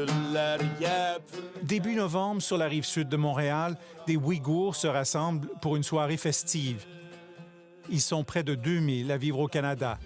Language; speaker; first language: French; native; French